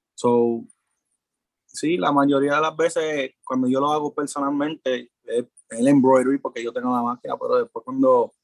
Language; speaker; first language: Spanish; early bilingual, heritage; Spanish